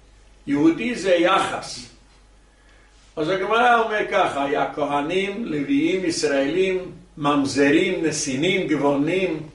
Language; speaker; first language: Hebrew; non-native, fluent; English